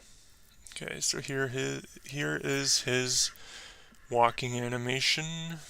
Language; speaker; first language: English; native; English